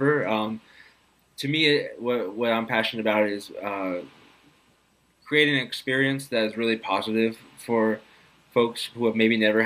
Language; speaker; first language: English; native; English